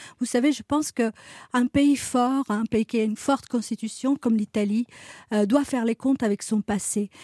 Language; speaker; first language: French; non-native, fluent; Italian